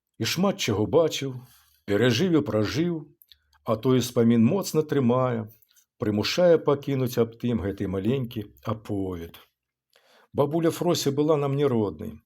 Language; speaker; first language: Belarusian; native; Belarusian